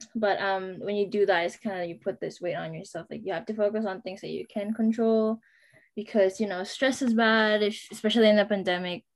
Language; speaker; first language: English; non-native, local second language; Filipino